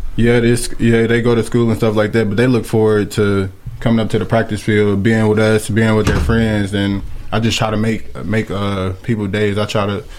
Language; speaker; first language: English; native; English